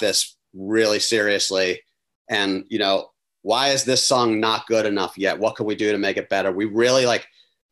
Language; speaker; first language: English; native; English